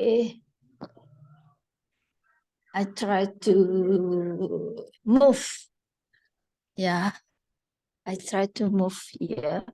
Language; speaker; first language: English; non-native, fluent; Indonesian